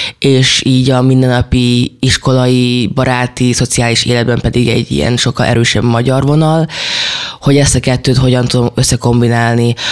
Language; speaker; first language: Hungarian; early bilingual, other home language; Chinese